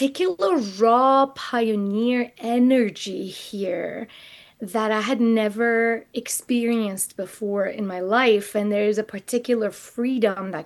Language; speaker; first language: English; non-native, fluent; Persian